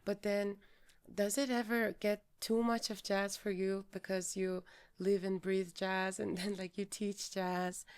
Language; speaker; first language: English; non-native, fluent; Mongolian